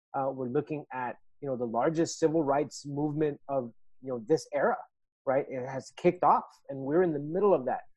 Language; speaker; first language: English; early bilingual, other home language; Spanish